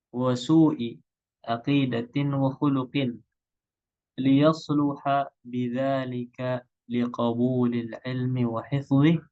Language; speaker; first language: Arabic; non-native, fluent; Indonesian